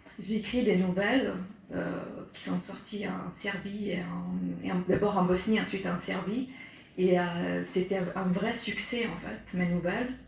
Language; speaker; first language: French; non-native, fluent; Serbian